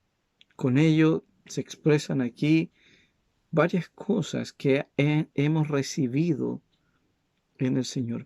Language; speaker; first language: Spanish; native; Spanish